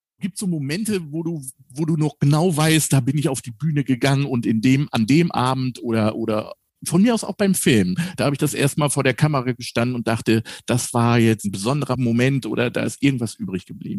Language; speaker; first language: German; native; German